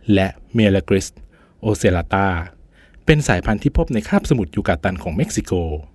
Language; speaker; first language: Thai; native; Thai